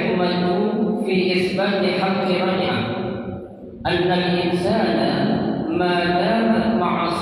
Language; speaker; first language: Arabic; non-native, fluent; Indonesian